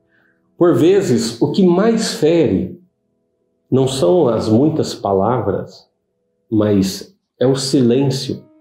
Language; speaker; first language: Portuguese; native; Portuguese